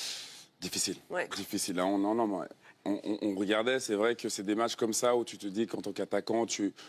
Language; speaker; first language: French; native; French